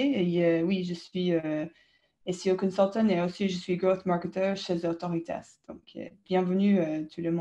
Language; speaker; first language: French; non-native, fluent; English